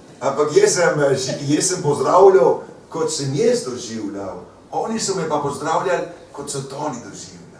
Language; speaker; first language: Slovenian; early bilingual, heritage; Slovenian